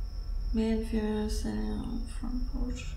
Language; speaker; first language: English; non-native, learner; German